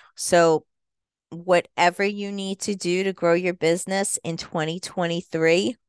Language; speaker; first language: English; native; English